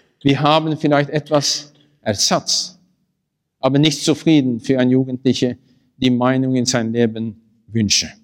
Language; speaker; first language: German; non-native, learner; Norwegian